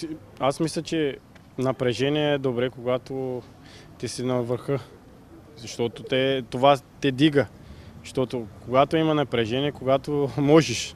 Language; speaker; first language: Bulgarian; non-native, learner; Portuguese